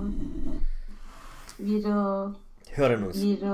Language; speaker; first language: German; non-native, fluent; Romanian